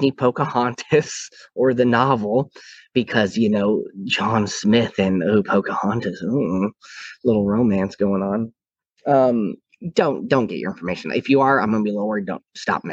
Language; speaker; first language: English; native; English